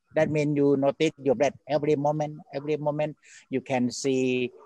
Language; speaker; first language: English; non-native, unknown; Thai